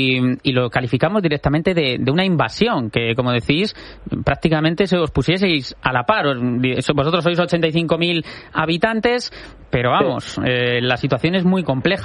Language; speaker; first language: Spanish; native; Spanish